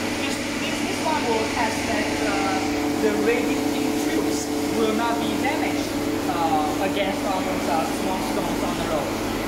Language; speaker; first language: English; non-native, learner; Chinese